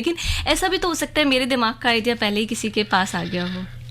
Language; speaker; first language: Hindi; native; Hindi